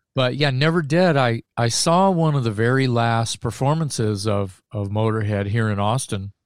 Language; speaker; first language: English; native; English